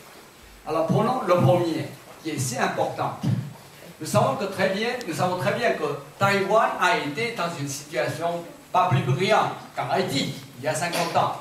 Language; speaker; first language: French; non-native, fluent; Chinese